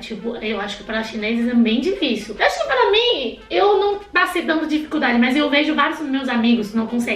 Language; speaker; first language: Portuguese; non-native, fluent; Chinese